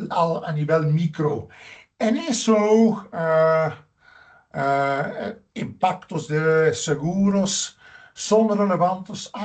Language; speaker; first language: Spanish; non-native, fluent; Dutch